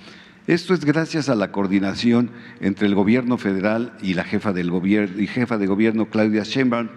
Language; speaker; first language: Spanish; native; Spanish